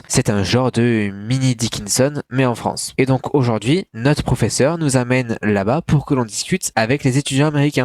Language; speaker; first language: French; native; French